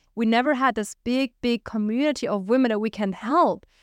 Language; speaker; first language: English; non-native, fluent; German